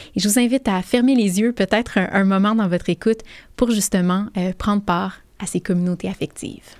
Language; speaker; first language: French; native; French